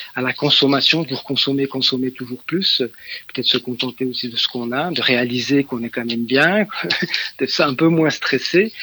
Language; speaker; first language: French; native; French